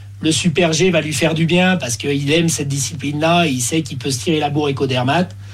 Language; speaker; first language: French; native; French